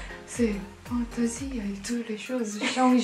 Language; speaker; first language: French; non-native, learner; Korean